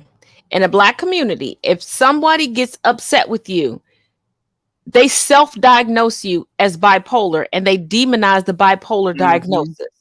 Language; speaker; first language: English; native; English